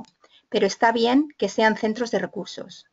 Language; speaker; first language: Spanish; native; Spanish